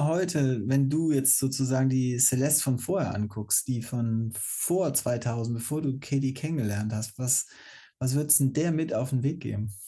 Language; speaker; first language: German; native; German